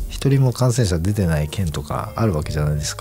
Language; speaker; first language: Japanese; native; Japanese